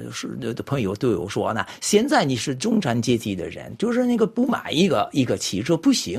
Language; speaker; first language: Chinese; non-native, fluent; French